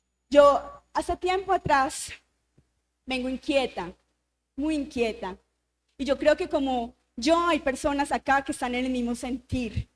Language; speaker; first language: Spanish; native; Spanish